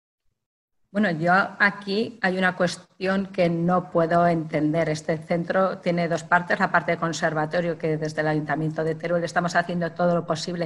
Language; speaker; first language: Spanish; native; Spanish